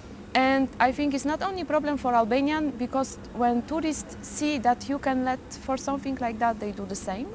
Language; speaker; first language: English; non-native, fluent; Polish